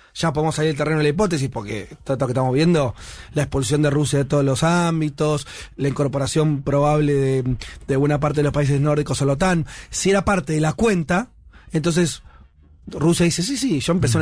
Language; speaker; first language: Spanish; native; Spanish